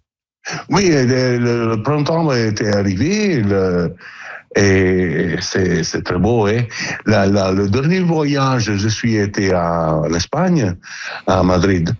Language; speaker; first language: French; non-native, learner; Italian